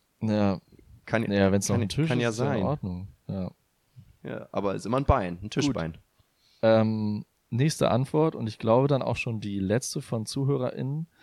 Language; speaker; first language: German; native; German